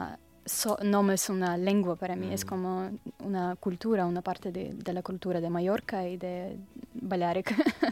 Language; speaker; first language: Catalan; non-native, learner; Russian